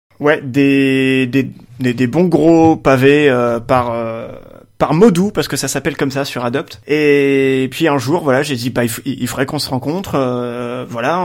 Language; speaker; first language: French; native; French